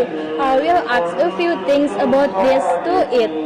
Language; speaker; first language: English; non-native, learner; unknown